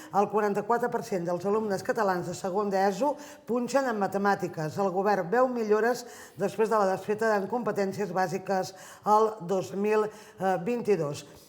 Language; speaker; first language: Catalan; native; Catalan